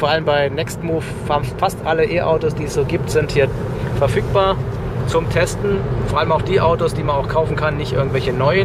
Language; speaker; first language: German; native; German